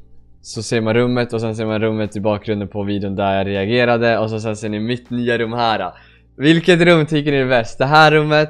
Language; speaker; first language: Swedish; native; Swedish